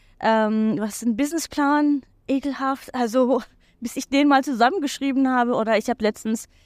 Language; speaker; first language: German; non-native, fluent; Turkish